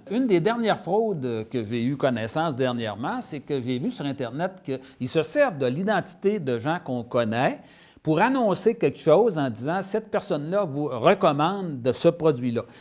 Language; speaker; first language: French; native; French